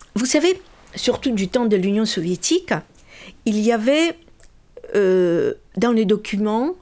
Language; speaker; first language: French; non-native, fluent; Russian